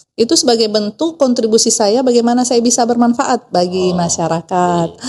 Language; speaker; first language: Indonesian; native; Indonesian